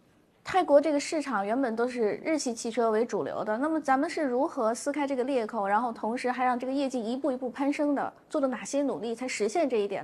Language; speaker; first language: Chinese; native; Chinese